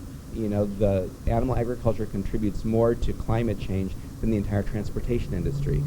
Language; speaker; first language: English; native; English